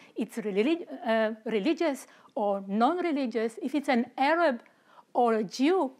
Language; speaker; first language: English; non-native, fluent; Romanian